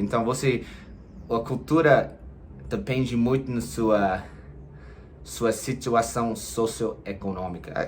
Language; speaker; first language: Portuguese; non-native, fluent; English